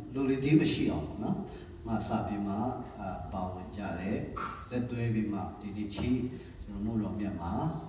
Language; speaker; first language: Burmese; non-native, local second language; Tedim Chin